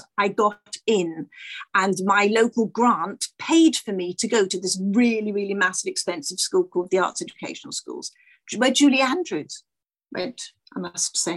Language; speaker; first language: English; native; English